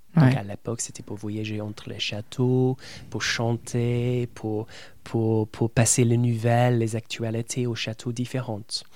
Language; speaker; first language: French; non-native, fluent; English